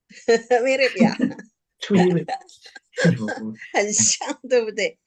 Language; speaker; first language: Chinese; early bilingual, heritage; Chinese